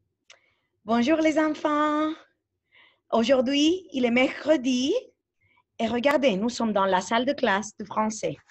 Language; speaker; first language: French; non-native, fluent; Spanish